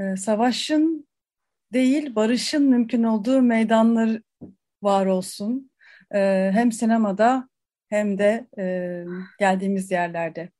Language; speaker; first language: Turkish; native; Turkish